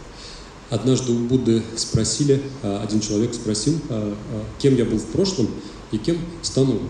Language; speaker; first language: Russian; native; Russian